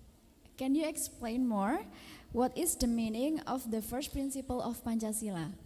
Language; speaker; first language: English; non-native, fluent; Indonesian